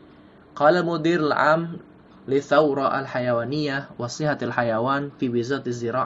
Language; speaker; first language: Arabic; non-native, fluent; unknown